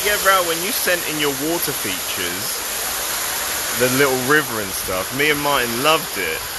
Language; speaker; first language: English; native; English